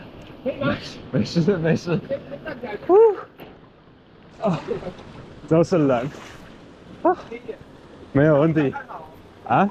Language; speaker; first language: Chinese; non-native, fluent; English